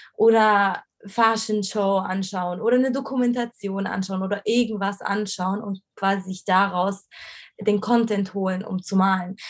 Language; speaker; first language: German; non-native, fluent; Arabic